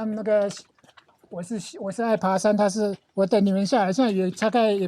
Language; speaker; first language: Chinese; native; Chinese